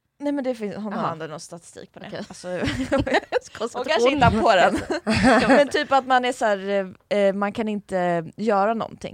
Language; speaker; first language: Swedish; native; Swedish